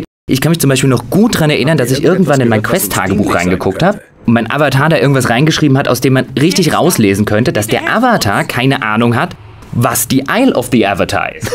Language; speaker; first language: German; native; German